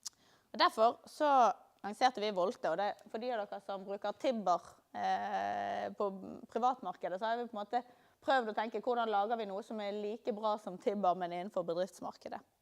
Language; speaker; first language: Norwegian; native; Norwegian